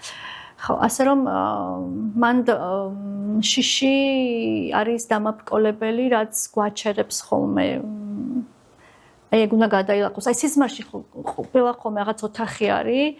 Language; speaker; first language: Georgian; native; Georgian